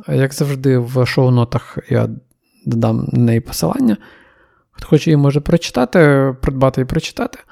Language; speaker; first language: Ukrainian; native; Ukrainian